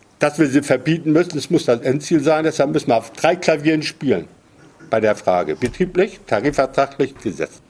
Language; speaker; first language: German; native; German